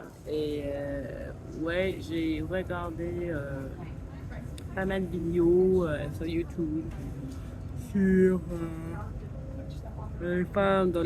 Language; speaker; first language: French; non-native, fluent; English